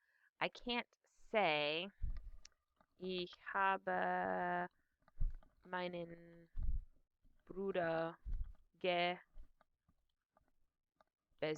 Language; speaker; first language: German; non-native, fluent; English